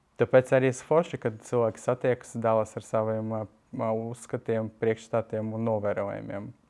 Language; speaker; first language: Latvian; non-native, local second language; Russian